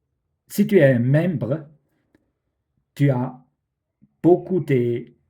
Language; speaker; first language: French; non-native, fluent; German